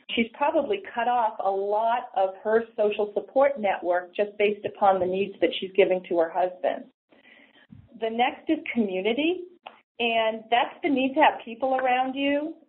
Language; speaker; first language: English; native; English